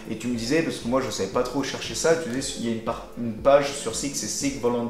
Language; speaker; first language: French; native; French